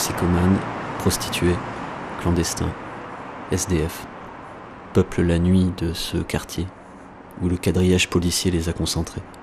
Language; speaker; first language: French; native; French